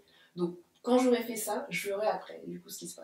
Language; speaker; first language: French; native; French